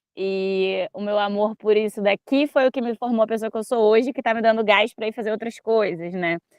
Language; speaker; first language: Portuguese; early bilingual, other home language; Russian